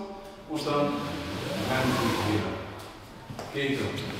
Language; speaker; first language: German; non-native, fluent; Dutch